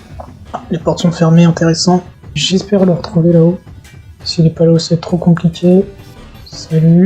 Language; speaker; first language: French; native; French